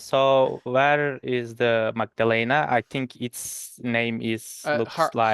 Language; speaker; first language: English; non-native, learner; Turkish